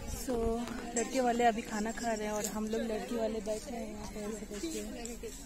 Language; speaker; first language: Hindi; non-native, local second language; Santali